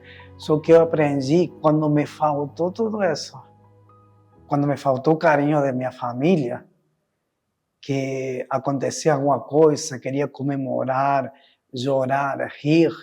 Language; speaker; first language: Portuguese; non-native, fluent; Spanish